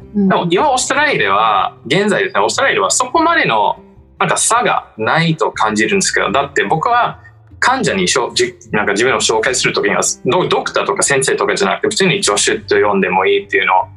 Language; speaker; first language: Japanese; non-native, fluent; English